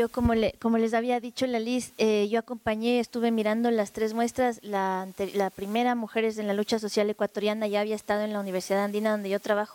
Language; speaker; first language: Spanish; native; Spanish